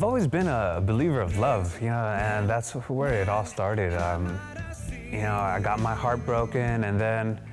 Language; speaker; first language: English; native; English